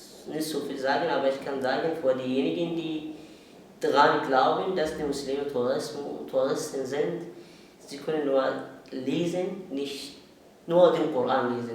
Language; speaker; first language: German; non-native, learner; Arabic